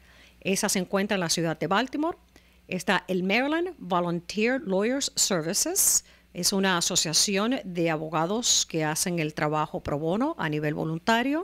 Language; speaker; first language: Spanish; native; Spanish